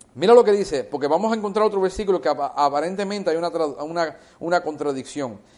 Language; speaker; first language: Spanish; early bilingual, heritage; Spanish